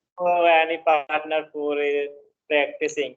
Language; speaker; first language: English; non-native, learner; Hindi